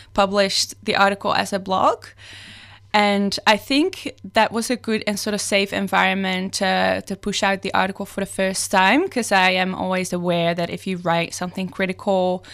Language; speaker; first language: English; non-native, fluent; Dutch